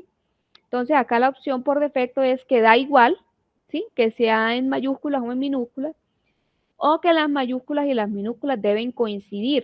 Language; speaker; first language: Spanish; native; Spanish